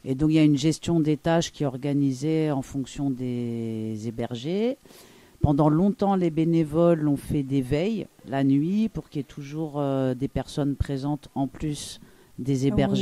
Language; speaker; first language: French; native; French